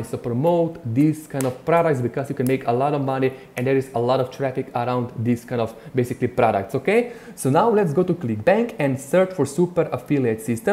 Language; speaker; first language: English; non-native, fluent; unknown